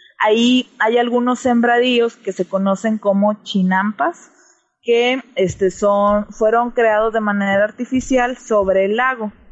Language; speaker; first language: Spanish; native; Spanish